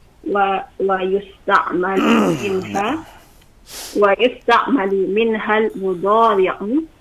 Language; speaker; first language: Arabic; non-native, learner; Indonesian